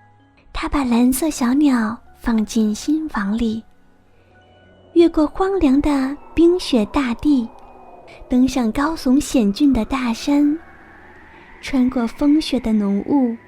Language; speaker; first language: Chinese; native; Chinese